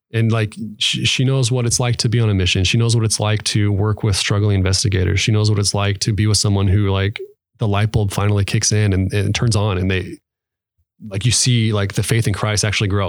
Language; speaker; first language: English; native; English